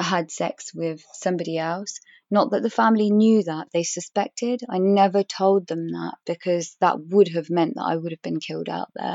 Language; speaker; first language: English; native; English